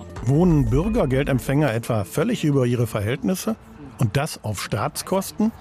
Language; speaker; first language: German; native; German